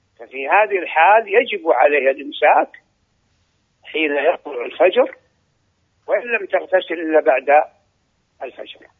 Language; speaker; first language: Arabic; native; Arabic